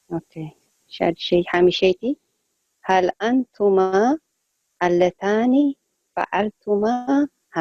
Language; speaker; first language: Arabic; non-native, learner; Tigrinya